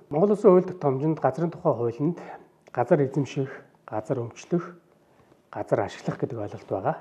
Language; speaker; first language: Mongolian; native; Mongolian